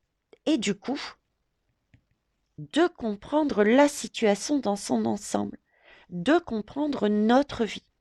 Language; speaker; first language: French; native; French